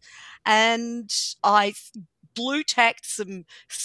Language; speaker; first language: English; native; English